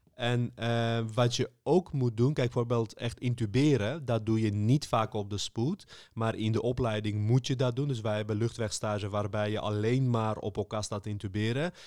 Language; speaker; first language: Dutch; early bilingual, other home language; Armenian